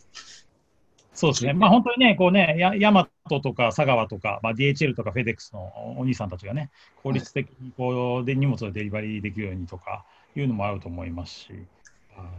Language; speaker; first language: Japanese; native; Japanese